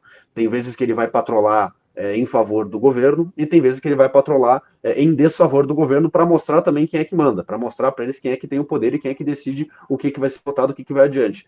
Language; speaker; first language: Portuguese; native; Portuguese